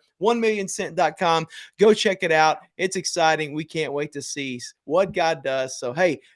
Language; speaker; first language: English; native; English